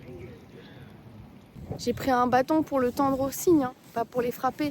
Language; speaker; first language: French; native; French